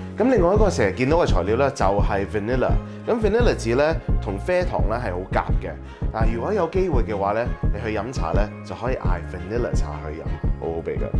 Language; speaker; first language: Cantonese; early bilingual, heritage; Cantonese